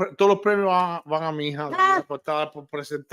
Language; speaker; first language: Spanish; early bilingual, heritage; Spanish